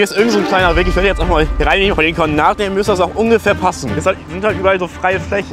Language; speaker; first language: German; native; German